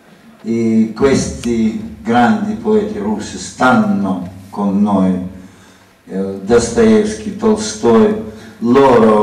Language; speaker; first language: Italian; non-native, learner; Russian